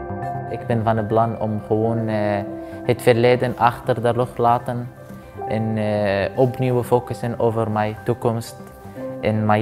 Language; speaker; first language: Dutch; non-native, fluent; Arabic